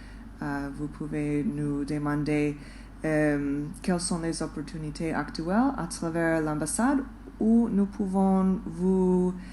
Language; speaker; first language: French; non-native, fluent; English